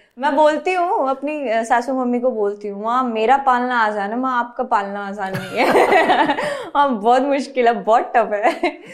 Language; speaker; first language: Hindi; native; Hindi